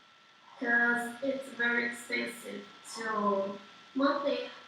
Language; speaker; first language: English; non-native, learner; Portuguese